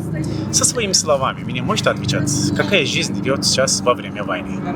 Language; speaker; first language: Russian; non-native, learner; Turkish